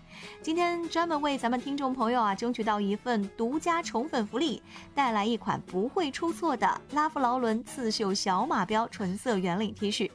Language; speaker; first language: Chinese; native; Chinese